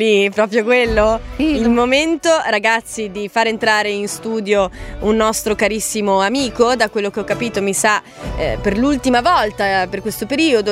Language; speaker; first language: Italian; native; Italian